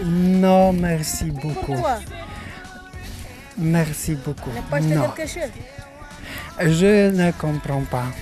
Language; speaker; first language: French; non-native, learner; Polish